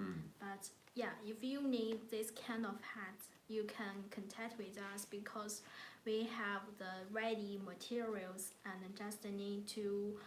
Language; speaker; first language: English; non-native, learner; Chinese